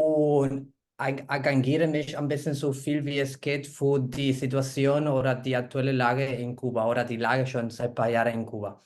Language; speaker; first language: German; non-native, fluent; Spanish